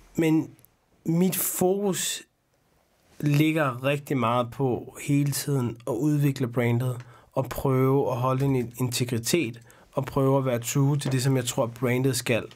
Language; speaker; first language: Danish; early bilingual, other home language; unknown